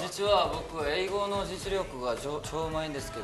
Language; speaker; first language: Japanese; non-native, learner; Korean